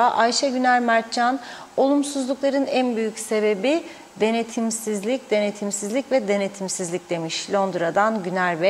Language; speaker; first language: Turkish; native; Turkish